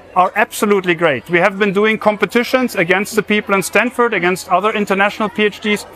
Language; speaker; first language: English; non-native, fluent; German